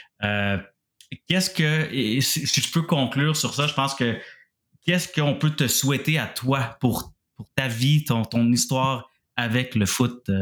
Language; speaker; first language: French; native; French